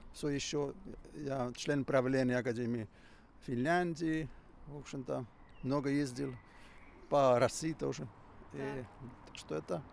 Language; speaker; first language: Russian; non-native, fluent; Finnish